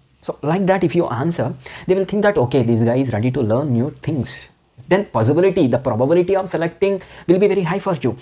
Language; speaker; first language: English; non-native, local second language; Telugu